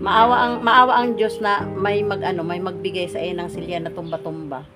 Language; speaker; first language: Filipino; non-native, local second language; Cebuano